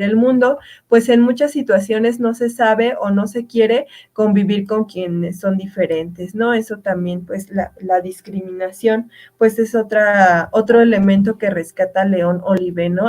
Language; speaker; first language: Spanish; native; Spanish